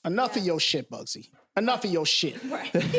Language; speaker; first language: English; native; English